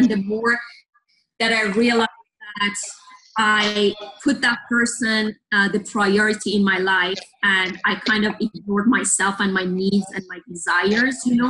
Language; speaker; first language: English; non-native, fluent; Persian